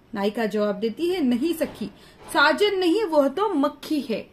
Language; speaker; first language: Hindi; non-native, local second language; Marathi